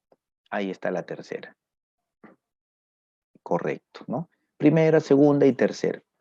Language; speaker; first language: Spanish; native; Spanish